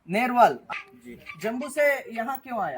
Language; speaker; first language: Hindi; non-native, local second language; Kannada